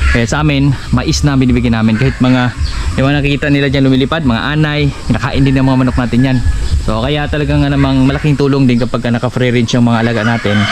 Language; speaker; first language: Filipino; native; Filipino